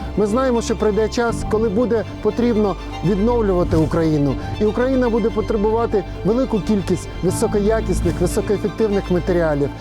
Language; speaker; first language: Ukrainian; native; Ukrainian